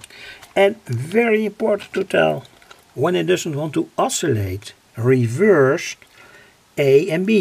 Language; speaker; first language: English; non-native, fluent; Dutch